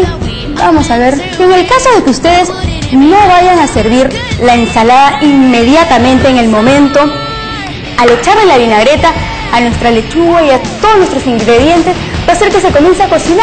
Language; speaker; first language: Spanish; native; Spanish